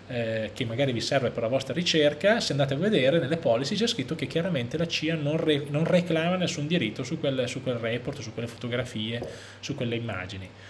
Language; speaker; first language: Italian; native; Italian